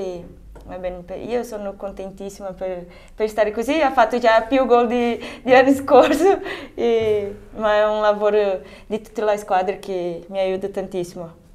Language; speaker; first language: Italian; non-native, fluent; Portuguese